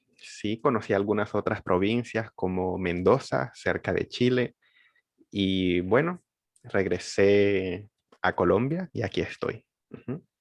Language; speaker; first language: Spanish; native; Spanish